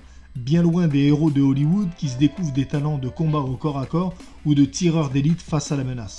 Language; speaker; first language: French; native; French